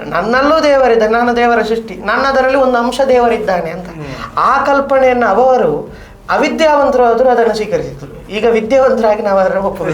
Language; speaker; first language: Kannada; non-native, local second language; Tulu